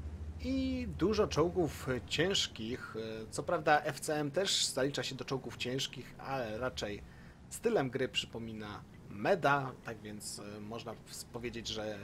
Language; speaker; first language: Polish; native; Polish